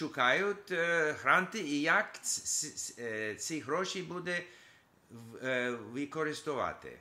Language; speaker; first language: Ukrainian; non-native, learner; English